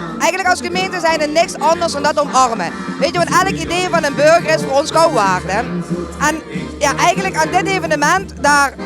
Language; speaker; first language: Dutch; native; Dutch